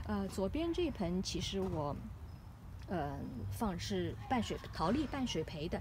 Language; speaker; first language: Chinese; native; Chinese